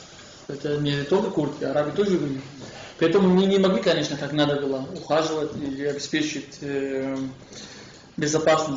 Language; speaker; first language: Russian; non-native, fluent; Kurdish